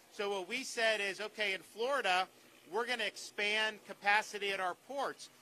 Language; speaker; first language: English; native; English